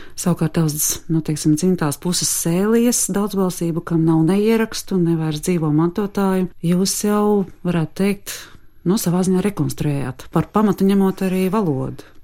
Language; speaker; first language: Latvian; native; Latvian